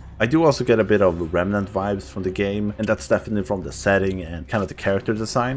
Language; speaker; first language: English; non-native, fluent; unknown